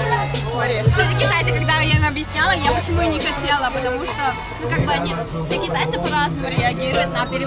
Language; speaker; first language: Russian; native; Russian